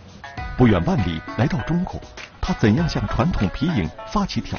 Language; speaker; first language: Chinese; native; Chinese